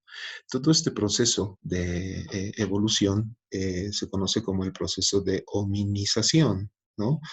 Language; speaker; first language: Spanish; native; Spanish